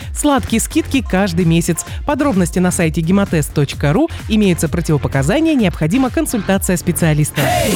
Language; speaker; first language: Russian; native; Russian